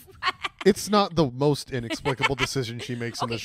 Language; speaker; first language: English; native; English